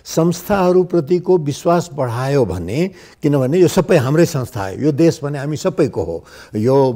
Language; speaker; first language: Nepali; non-native, local second language; Maithili